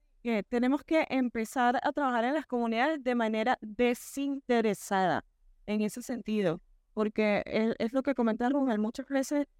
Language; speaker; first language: Spanish; native; Spanish